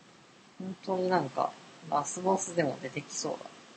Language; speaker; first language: Japanese; native; Japanese